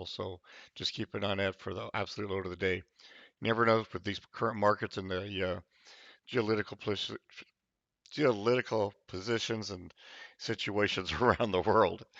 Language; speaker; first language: English; native; English